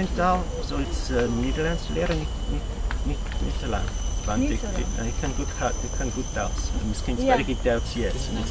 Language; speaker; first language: Dutch; non-native, learner; English